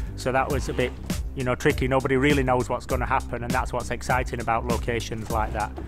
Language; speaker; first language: English; native; English